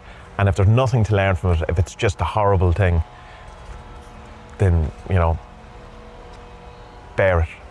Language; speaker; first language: English; native; English